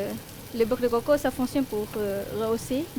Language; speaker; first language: French; non-native, learner; Malay